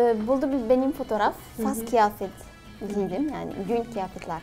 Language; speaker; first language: Turkish; non-native, learner; Arabic